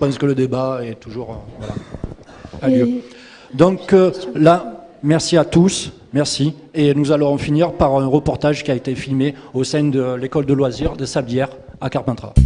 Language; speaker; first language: French; native; French